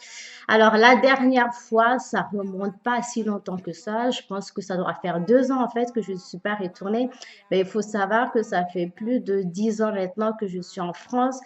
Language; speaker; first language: French; early bilingual, other home language; Bambara